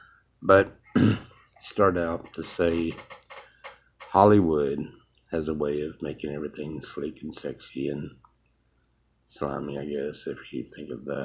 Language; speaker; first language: English; native; English